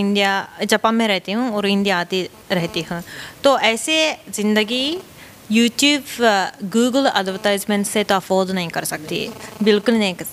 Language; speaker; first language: Hindi; non-native, fluent; Japanese